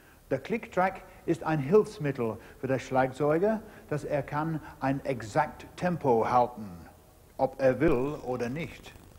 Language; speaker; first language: German; non-native, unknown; English